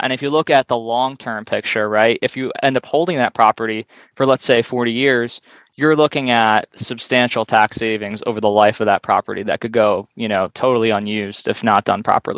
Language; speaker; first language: English; native; English